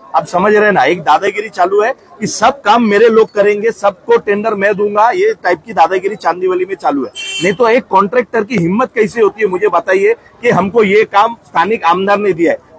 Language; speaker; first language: Hindi; non-native, local second language; Marathi